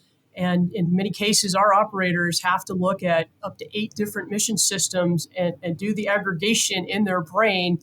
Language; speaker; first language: English; native; English